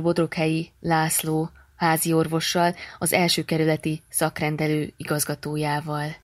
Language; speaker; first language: Hungarian; native; Hungarian